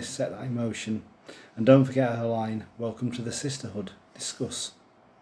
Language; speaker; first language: English; native; English